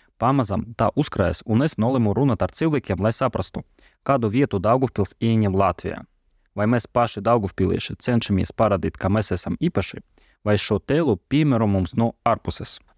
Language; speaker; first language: Latvian; non-native, local second language; Russian